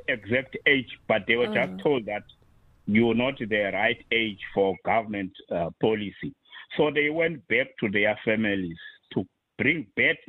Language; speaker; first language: English; non-native, local second language; Xhosa